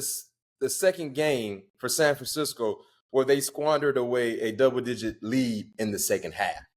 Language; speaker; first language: English; native; English